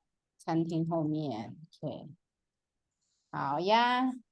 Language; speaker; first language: Chinese; non-native, fluent; Indonesian